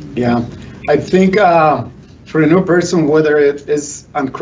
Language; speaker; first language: English; non-native, fluent; Spanish